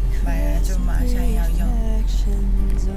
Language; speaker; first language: Chinese; early bilingual, heritage; Chinese